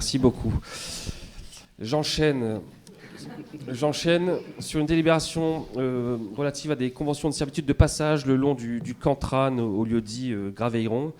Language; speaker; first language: French; native; French